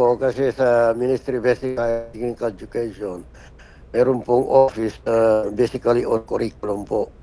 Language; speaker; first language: Filipino; non-native, local second language; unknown